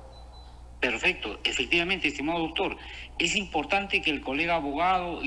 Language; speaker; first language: Spanish; native; Spanish